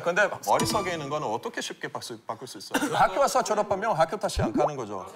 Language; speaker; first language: Korean; non-native, fluent; Portuguese